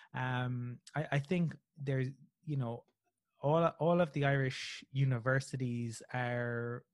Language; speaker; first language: English; native; English